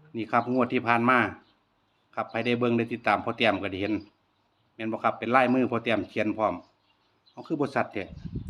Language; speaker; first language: Thai; native; Thai